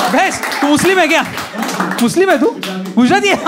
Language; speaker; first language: Hindi; non-native, local second language; Gujarati